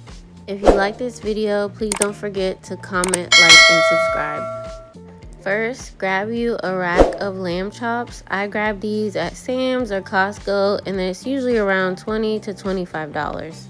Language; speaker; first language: English; native; English